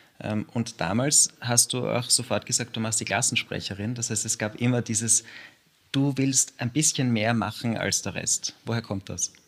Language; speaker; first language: German; native; German